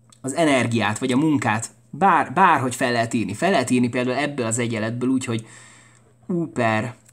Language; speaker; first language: Hungarian; native; Hungarian